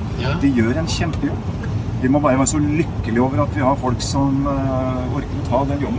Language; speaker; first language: Norwegian; native; Norwegian